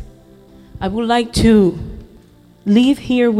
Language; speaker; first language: English; non-native, fluent; Spanish